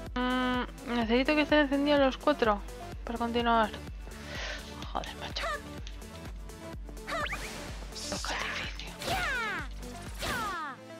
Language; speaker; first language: Spanish; native; Spanish